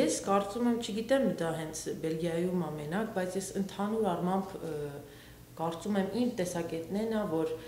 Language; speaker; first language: Armenian; early bilingual, heritage; Armenian